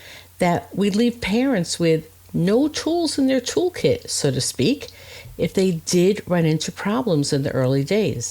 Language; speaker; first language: English; native; English